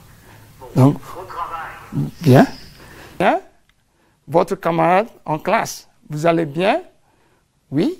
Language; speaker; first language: French; non-native, fluent; English